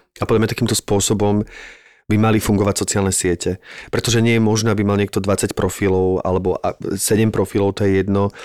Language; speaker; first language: Slovak; native; Slovak